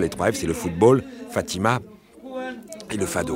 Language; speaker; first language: French; native; French